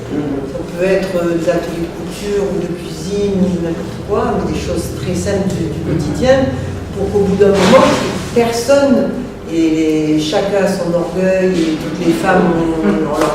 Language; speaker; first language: French; native; French